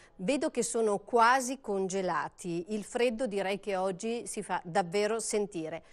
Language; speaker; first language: Italian; native; Italian